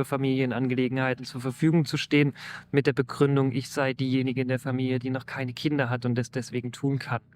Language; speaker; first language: German; native; German